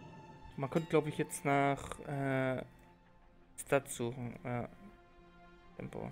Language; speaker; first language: German; native; German